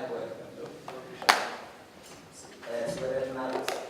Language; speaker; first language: Basque; non-native, learner; Arabic